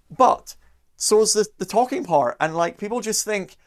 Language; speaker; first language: English; native; English